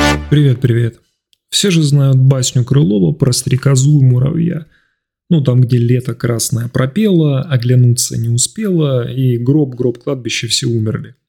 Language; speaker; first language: Russian; native; Russian